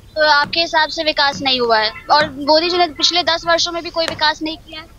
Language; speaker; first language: Hindi; native; Hindi